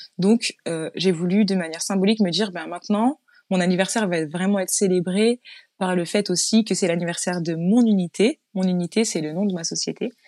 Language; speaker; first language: French; native; French